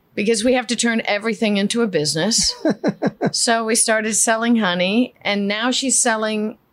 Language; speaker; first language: English; early bilingual, other home language; Spanish